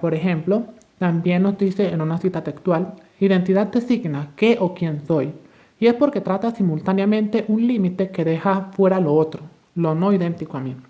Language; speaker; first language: Spanish; native; Spanish